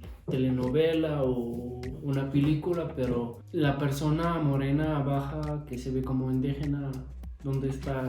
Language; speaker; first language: Spanish; non-native, fluent; Arabic